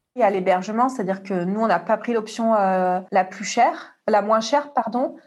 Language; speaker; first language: French; native; French